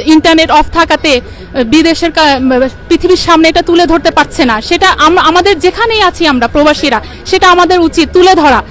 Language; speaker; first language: Bangla; native; Bangla